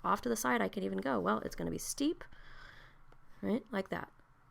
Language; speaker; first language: English; native; English